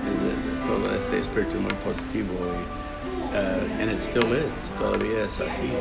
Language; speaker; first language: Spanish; non-native, fluent; English